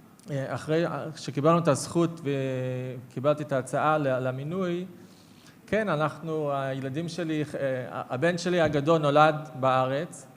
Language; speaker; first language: Hebrew; non-native, fluent; English